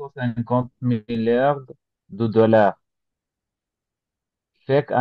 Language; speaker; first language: French; non-native, learner; Bangla